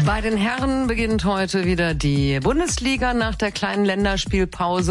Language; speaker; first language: German; native; German